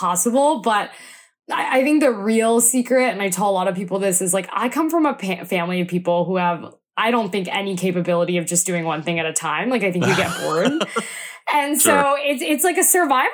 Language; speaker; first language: English; native; English